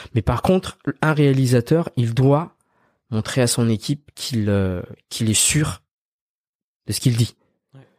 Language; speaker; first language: French; early bilingual, other home language; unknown